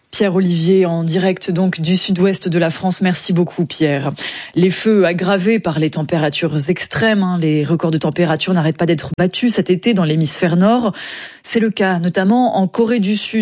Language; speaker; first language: French; native; French